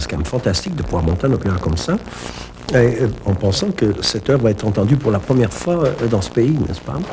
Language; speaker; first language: French; native; French